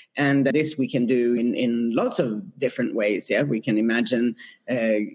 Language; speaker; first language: English; non-native, fluent; Swedish